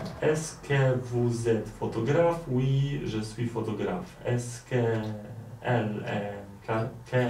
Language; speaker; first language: French; non-native, learner; Polish